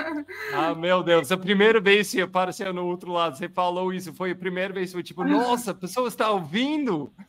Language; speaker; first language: Portuguese; non-native, fluent; English